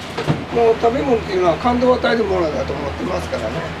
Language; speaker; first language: Japanese; native; Japanese